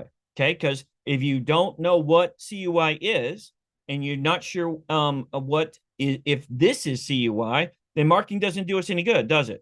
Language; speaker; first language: English; native; English